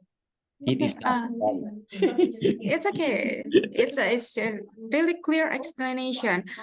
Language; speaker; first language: English; non-native, fluent; Indonesian